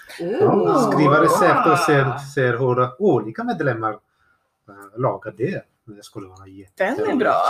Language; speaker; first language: Swedish; non-native, fluent; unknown